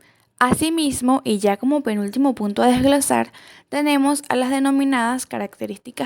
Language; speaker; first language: Spanish; native; Spanish